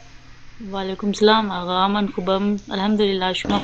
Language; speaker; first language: Persian; non-native, learner; Urdu